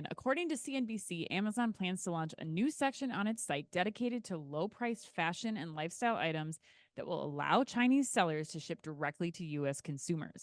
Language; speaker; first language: English; native; English